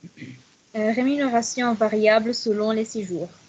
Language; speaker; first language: French; non-native, learner; Arabic